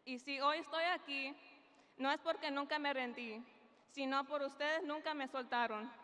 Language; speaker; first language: Spanish; early bilingual, heritage; Spanish